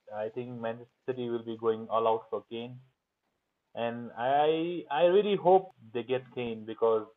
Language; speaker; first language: English; non-native, local second language; Nepali